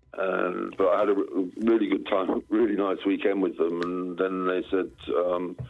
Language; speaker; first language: English; native; English